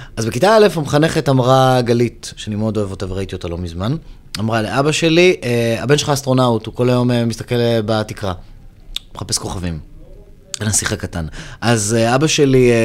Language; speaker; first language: Hebrew; native; Hebrew